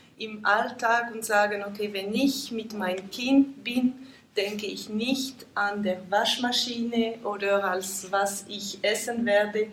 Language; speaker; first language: German; non-native, fluent; French